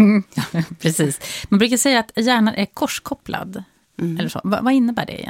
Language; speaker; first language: Swedish; native; Swedish